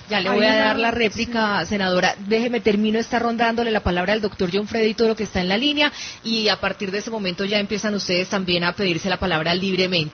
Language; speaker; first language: Spanish; native; Spanish